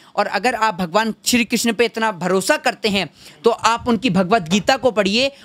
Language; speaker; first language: Hindi; native; Hindi